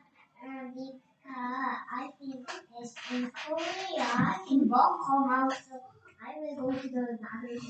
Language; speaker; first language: English; non-native, learner; Korean